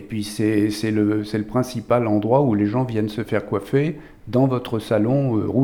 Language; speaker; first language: French; native; French